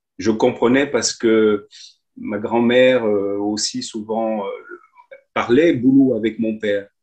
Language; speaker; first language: French; native; French